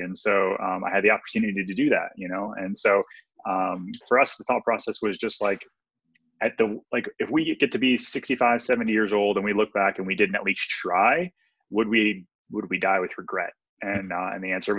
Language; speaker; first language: English; native; English